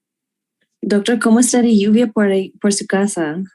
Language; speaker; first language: Spanish; non-native, fluent; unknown